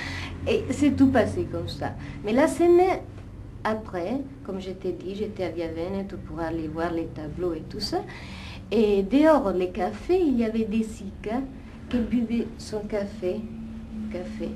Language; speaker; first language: French; non-native, fluent; Italian